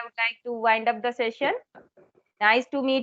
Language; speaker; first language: English; non-native, local second language; Hindi